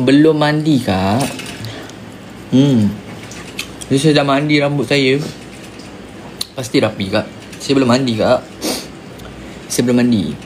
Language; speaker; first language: Malay; native; Malay